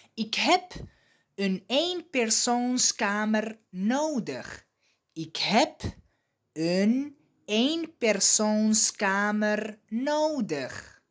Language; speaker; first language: Dutch; non-native, fluent; Arabic